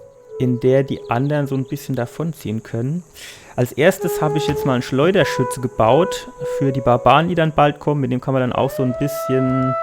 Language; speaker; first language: German; native; German